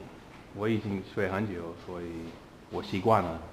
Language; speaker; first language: Chinese; non-native, fluent; English